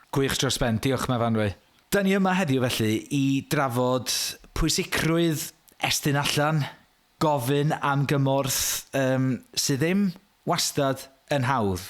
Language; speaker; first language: Welsh; native; Welsh